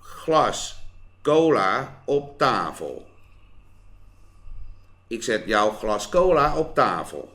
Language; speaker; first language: Dutch; non-native, fluent; Thai